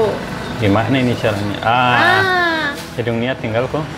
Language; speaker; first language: Indonesian; non-native, learner; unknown